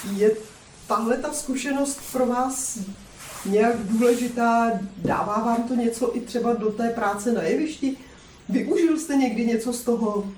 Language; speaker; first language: Czech; native; Czech